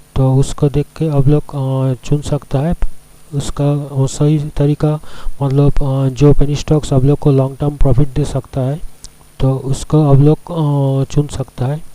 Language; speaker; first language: Hindi; non-native, local second language; Bangla